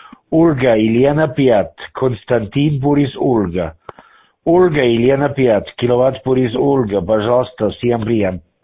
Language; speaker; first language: Russian; non-native, learner; German